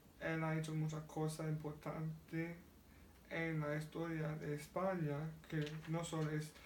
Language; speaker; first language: Spanish; non-native, learner; English